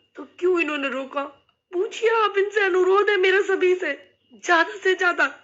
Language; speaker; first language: Hindi; native; Hindi